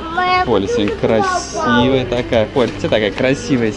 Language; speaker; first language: Russian; native; Russian